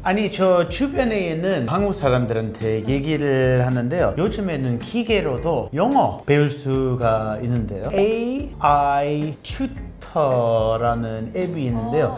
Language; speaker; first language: Korean; non-native, fluent; English